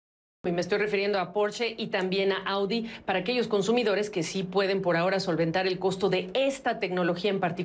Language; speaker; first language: Spanish; native; Spanish